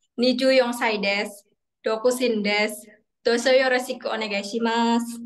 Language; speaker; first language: Japanese; non-native, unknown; Indonesian